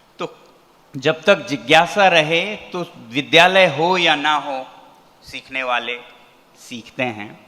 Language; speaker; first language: Hindi; non-native, local second language; Ladakhi